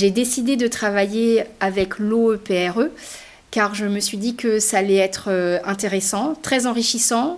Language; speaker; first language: French; native; French